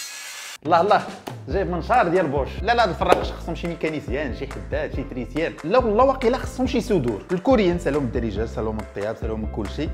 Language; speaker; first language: Arabic; native; Arabic